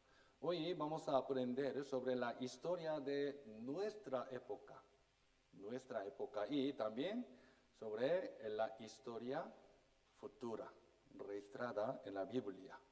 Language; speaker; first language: Spanish; non-native, fluent; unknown